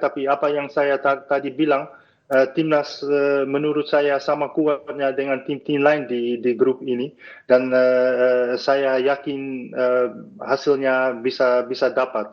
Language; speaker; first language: Indonesian; non-native, fluent; Dutch